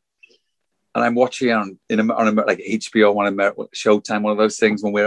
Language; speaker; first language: English; native; English